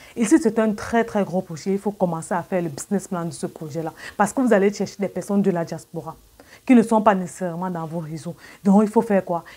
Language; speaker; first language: French; native; French